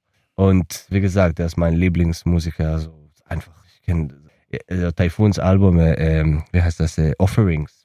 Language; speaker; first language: German; non-native, learner; Hebrew